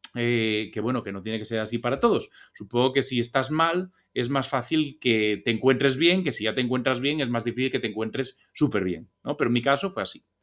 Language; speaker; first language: Spanish; native; Spanish